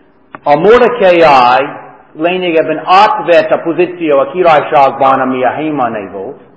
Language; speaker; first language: Hungarian; non-native, fluent; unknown